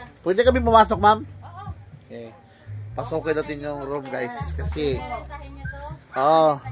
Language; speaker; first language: Filipino; native; Filipino